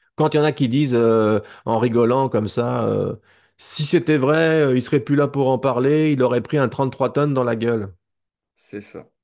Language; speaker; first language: French; native; French